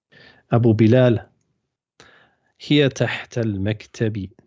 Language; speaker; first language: Arabic; non-native, fluent; English